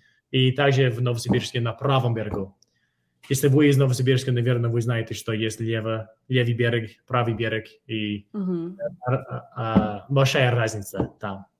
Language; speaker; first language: Russian; non-native, fluent; English